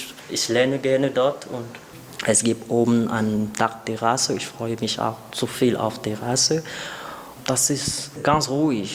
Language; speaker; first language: German; non-native, learner; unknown